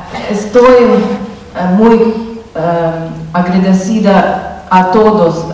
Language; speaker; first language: Spanish; non-native, learner; Slovenian